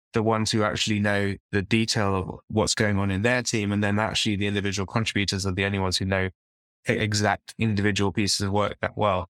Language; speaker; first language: English; native; English